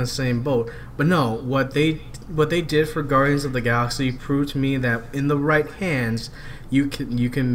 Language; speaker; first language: English; native; English